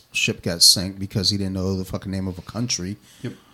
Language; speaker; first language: English; native; English